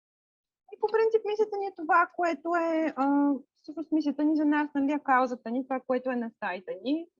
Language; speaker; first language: Bulgarian; native; Bulgarian